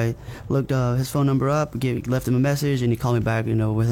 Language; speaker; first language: English; native; English